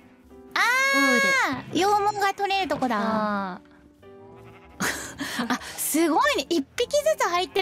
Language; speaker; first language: Japanese; native; Japanese